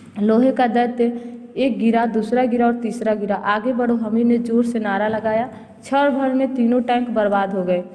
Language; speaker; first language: Hindi; native; Hindi